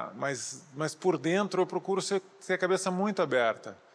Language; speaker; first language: Portuguese; native; Portuguese